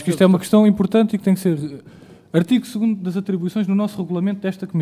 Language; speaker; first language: Portuguese; native; Portuguese